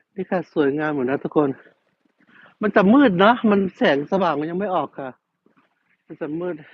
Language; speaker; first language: Thai; non-native, fluent; Burmese